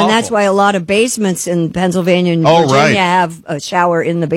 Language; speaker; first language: English; native; English